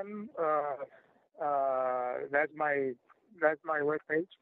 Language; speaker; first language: English; non-native, fluent; Spanish